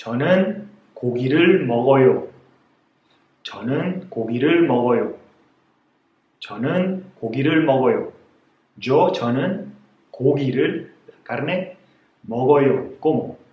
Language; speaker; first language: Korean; non-native, fluent; Spanish